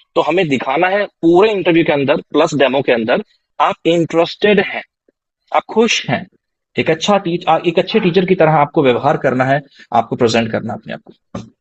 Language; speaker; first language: Hindi; non-native, local second language; Punjabi